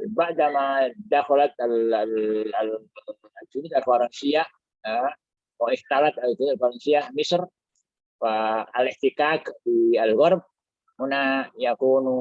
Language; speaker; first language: Arabic; non-native, fluent; Indonesian